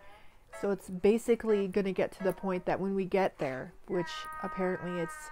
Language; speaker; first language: English; native; English